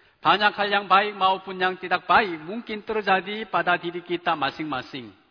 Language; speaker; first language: Indonesian; non-native, fluent; Chinese